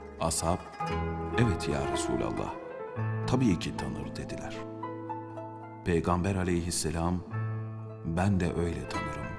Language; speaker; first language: Turkish; native; Turkish